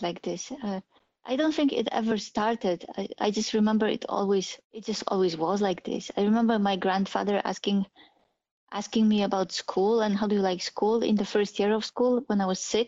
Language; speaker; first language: English; non-native, fluent; Polish